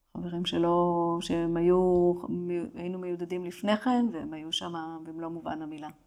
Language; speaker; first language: Hebrew; native; Hebrew